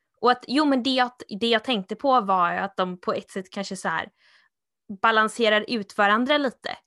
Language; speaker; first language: Swedish; native; Swedish